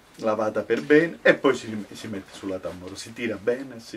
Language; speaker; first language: Italian; native; Italian